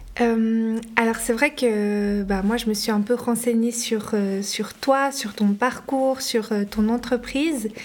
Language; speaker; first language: French; native; French